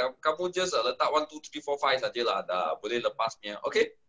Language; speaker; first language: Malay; non-native, local second language; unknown